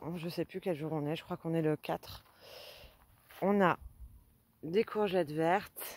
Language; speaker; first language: French; native; French